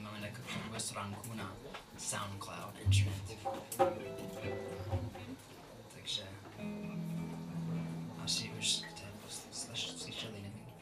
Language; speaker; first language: Czech; non-native, learner; English